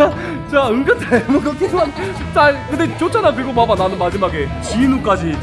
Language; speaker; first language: Korean; native; Korean